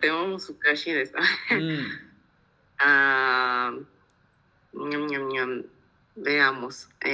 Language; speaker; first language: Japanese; non-native, learner; Spanish